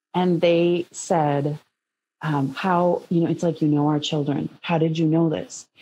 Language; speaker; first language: English; native; English